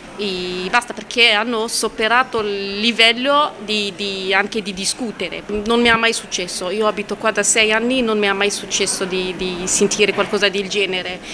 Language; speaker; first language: Italian; non-native, fluent; Arabic